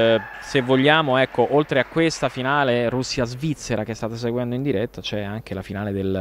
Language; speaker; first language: Italian; native; Italian